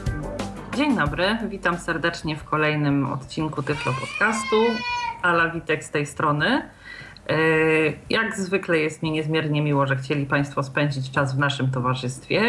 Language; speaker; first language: Polish; native; Polish